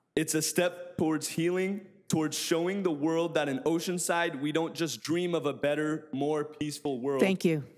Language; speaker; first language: English; native; English